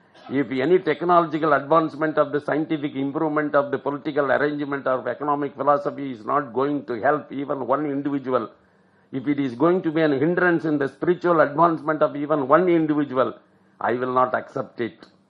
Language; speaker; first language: English; non-native, local second language; Tamil